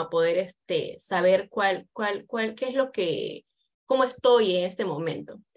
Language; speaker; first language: Spanish; native; Spanish